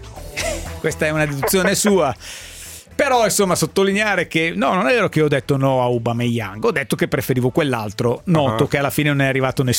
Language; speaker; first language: Italian; native; Italian